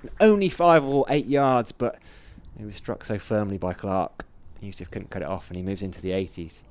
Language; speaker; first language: English; native; English